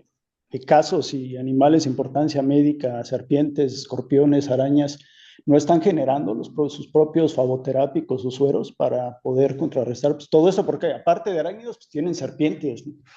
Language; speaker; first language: Spanish; native; Spanish